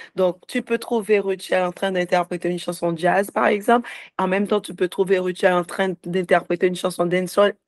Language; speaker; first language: French; native; French